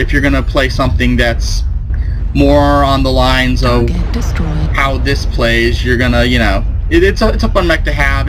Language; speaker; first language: English; native; English